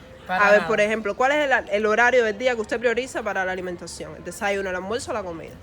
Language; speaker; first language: Spanish; native; Spanish